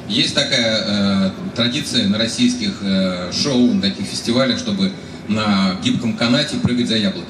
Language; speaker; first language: Russian; native; Russian